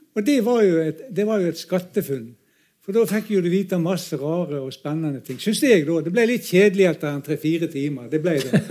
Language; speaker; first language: Norwegian; native; Norwegian